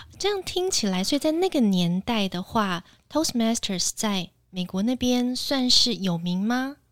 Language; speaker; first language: Chinese; native; Chinese